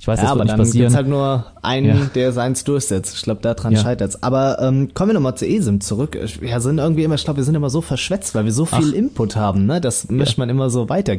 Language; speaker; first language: German; native; German